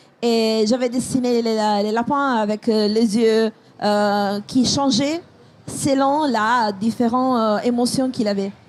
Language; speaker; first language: French; non-native, fluent; Italian